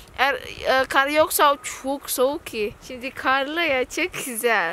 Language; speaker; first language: Turkish; non-native, learner; Indonesian